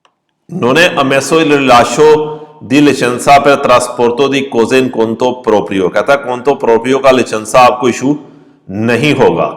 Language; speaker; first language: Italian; non-native, fluent; Urdu